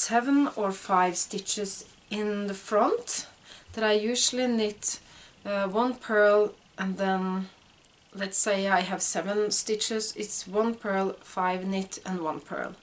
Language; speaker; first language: English; non-native, fluent; Norwegian